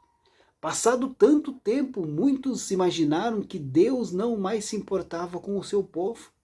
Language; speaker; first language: Portuguese; native; Portuguese